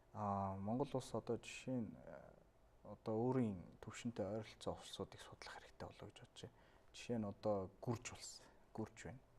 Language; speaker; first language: Mongolian; native; Mongolian